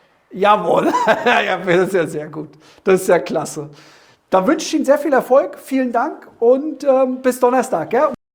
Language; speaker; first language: German; native; German